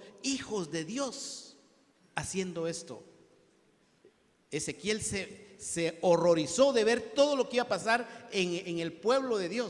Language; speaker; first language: Spanish; native; Spanish